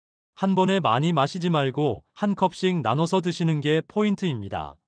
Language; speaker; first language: Korean; native; Korean